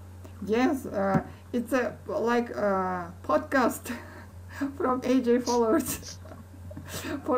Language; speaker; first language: English; non-native, learner; Kazakh